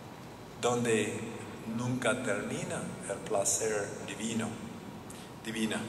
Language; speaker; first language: Spanish; non-native, learner; English